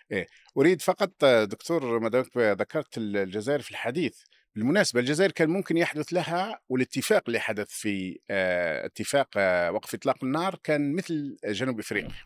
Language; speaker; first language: Arabic; native; Arabic